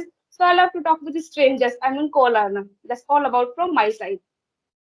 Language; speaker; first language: English; non-native, learner; Hindi